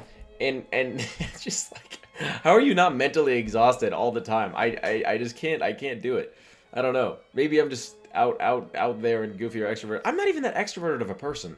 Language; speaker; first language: English; native; English